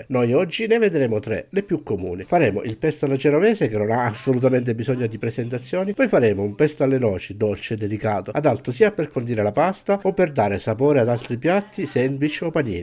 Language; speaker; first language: Italian; native; Italian